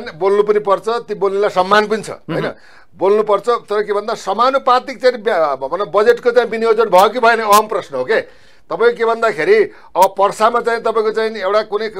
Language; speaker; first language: Nepali; native; Nepali